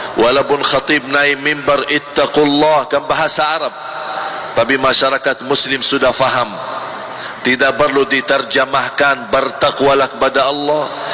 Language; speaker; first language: Malay; non-native, fluent; Arabic